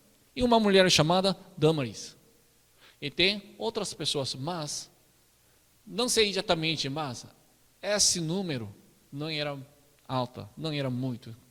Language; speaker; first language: Portuguese; non-native, learner; Korean